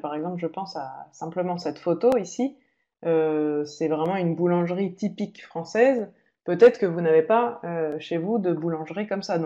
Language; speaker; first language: French; native; French